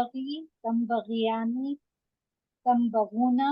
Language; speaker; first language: Arabic; non-native, learner; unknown